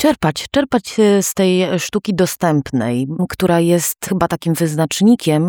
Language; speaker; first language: Polish; native; Polish